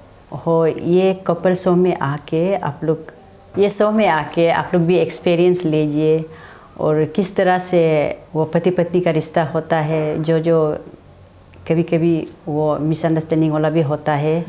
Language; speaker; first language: Hindi; non-native, local second language; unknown